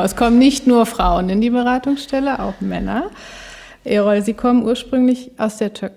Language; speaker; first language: German; native; German